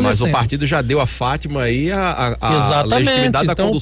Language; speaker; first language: Portuguese; native; Portuguese